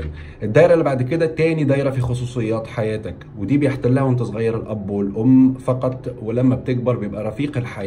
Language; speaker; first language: Arabic; native; Arabic